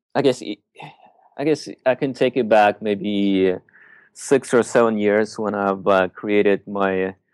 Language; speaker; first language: English; early bilingual, other home language; Russian